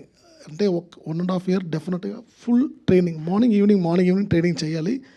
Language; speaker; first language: Telugu; non-native, fluent; Tamil